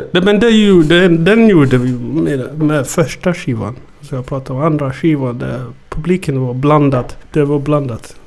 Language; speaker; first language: Swedish; early bilingual, other home language; Amharic